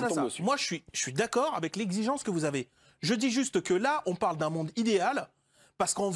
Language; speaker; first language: French; native; French